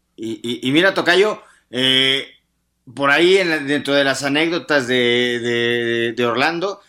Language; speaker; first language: Spanish; native; Spanish